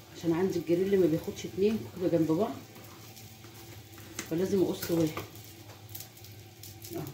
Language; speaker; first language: Arabic; native; Arabic